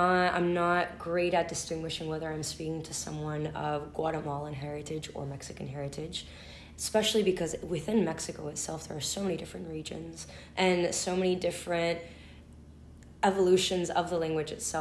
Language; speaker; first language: English; non-native, fluent; Spanish